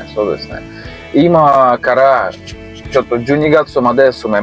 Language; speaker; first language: Japanese; non-native, learner; Russian